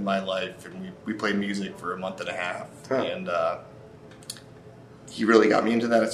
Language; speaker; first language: English; native; English